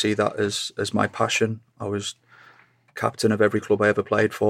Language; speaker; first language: English; native; English